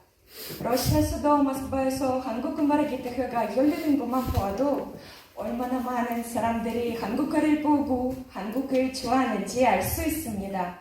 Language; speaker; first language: Korean; non-native, learner; Russian